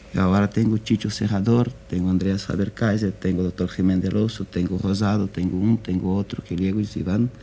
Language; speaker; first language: Spanish; non-native, learner; Portuguese